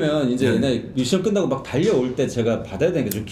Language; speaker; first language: Korean; native; Korean